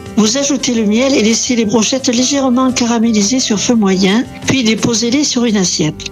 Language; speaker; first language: French; native; French